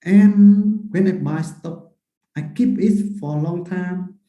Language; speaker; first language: English; non-native, fluent; Vietnamese